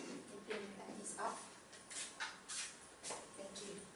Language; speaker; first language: English; non-native, learner; Indonesian